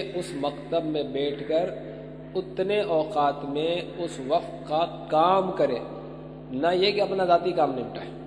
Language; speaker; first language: Urdu; native; Urdu